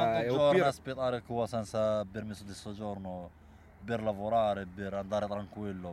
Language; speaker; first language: Italian; non-native, learner; Arabic